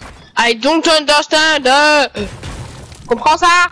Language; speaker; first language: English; non-native, learner; French